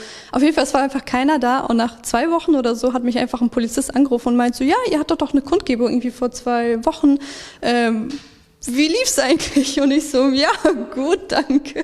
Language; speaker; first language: German; early bilingual, other home language; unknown